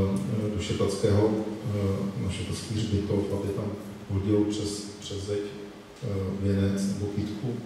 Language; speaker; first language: Czech; native; Czech